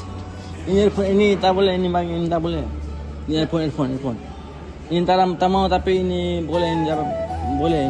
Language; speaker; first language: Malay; non-native, learner; Nepali